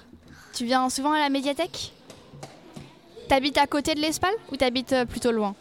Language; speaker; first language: French; native; French